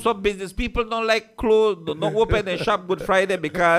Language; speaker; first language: English; native; English